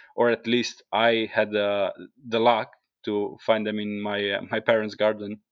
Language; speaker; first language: English; non-native, fluent; Italian